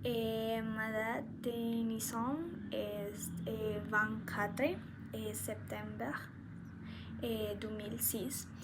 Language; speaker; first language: French; non-native, learner; Spanish